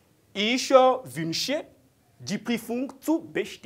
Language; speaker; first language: German; non-native, learner; French